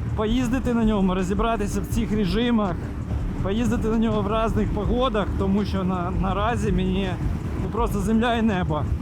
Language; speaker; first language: Ukrainian; non-native, local second language; Russian